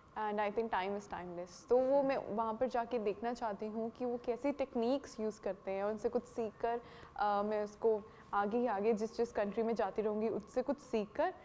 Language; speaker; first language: Hindi; non-native, local second language; Punjabi